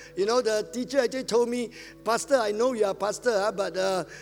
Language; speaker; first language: English; non-native, local second language; Min Nan Chinese